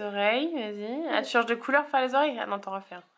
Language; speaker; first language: French; native; French